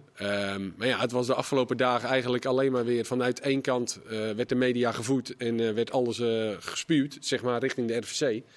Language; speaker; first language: Dutch; native; Dutch